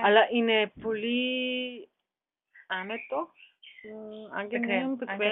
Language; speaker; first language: Greek; non-native, learner; German